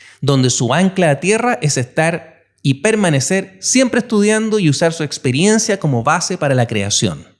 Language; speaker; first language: Spanish; native; Spanish